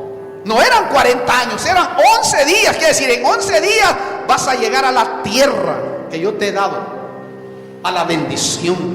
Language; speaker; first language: Spanish; native; Spanish